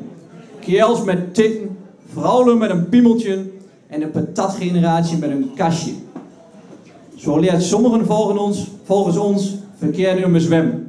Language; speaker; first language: Dutch; native; Dutch